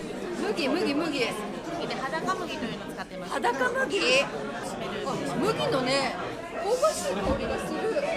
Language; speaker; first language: Japanese; native; Japanese